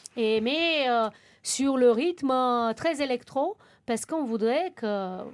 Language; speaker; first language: French; non-native, fluent; Romanian